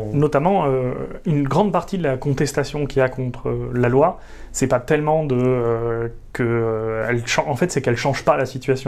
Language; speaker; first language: French; native; French